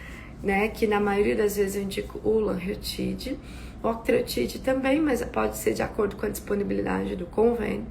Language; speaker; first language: Portuguese; native; Portuguese